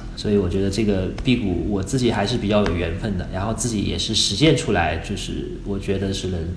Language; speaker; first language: Chinese; native; Chinese